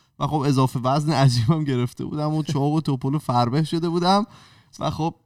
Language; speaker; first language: Persian; native; Persian